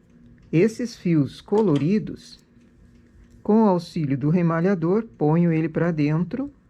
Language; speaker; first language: Portuguese; native; Portuguese